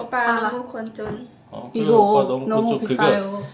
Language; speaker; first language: Korean; non-native, learner; Lao